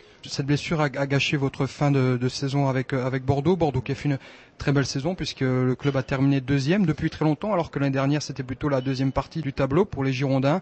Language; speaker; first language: French; native; French